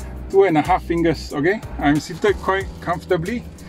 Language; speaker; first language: English; non-native, local second language; Malay